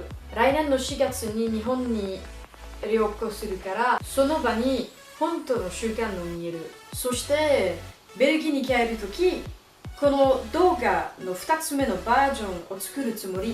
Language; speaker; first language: Japanese; non-native, learner; French